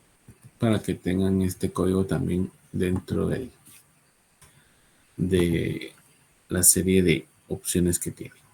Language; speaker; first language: Spanish; native; Spanish